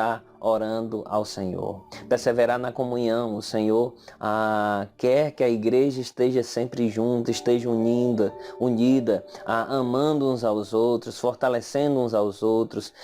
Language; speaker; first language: Portuguese; native; Portuguese